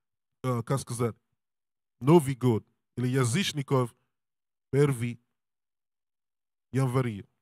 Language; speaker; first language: Russian; non-native, learner; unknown